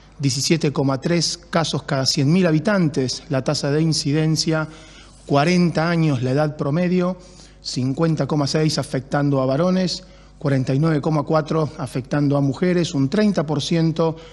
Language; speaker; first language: Spanish; native; Spanish